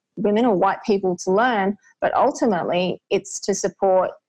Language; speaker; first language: English; native; English